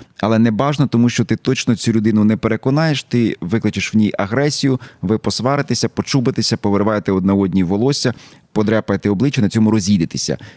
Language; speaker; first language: Ukrainian; native; Ukrainian